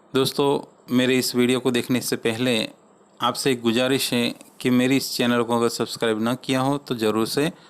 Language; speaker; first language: Hindi; non-native, local second language; Gujarati